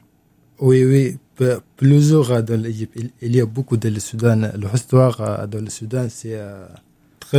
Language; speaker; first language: French; non-native, learner; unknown